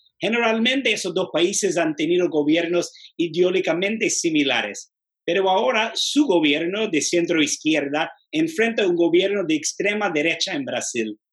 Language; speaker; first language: Spanish; non-native, fluent; English